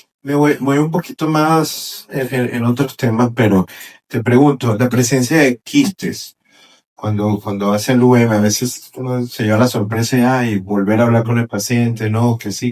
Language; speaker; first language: Spanish; native; Spanish